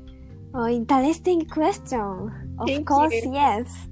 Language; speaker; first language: English; non-native, learner; Japanese